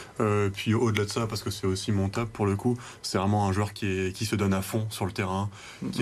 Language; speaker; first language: French; native; French